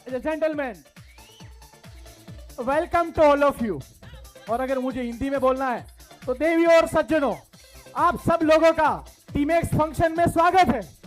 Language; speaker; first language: Hindi; non-native, local second language; Gujarati